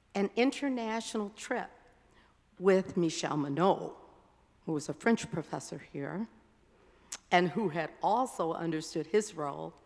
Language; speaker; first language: English; native; English